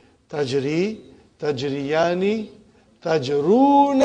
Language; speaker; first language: Arabic; non-native, fluent; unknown